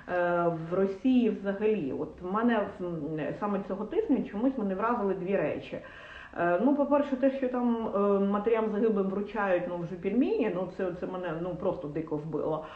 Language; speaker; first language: Ukrainian; non-native, local second language; Russian